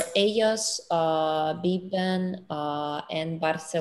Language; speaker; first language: Spanish; non-native, learner; English